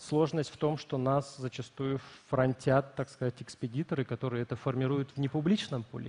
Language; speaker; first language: Russian; native; Russian